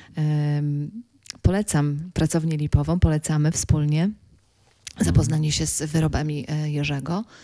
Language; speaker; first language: Polish; native; Polish